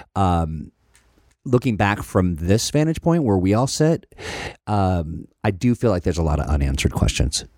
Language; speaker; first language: English; native; English